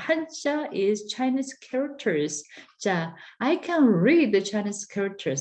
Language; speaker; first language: English; non-native, fluent; Korean